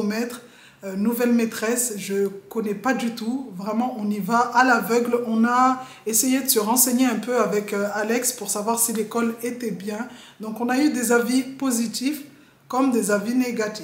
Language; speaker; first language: French; non-native, local second language; Comorian